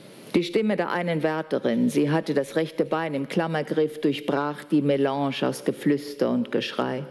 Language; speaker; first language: German; native; German